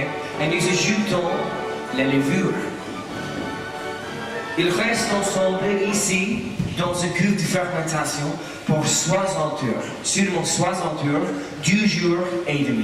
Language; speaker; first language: French; non-native, learner; English